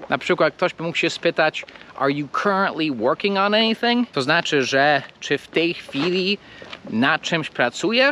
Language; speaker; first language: Polish; non-native, fluent; English